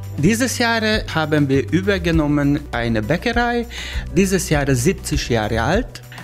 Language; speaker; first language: German; non-native, learner; Hungarian